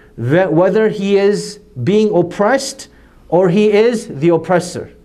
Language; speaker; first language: English; native; English